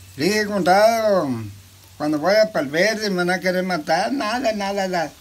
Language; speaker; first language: Spanish; native; Spanish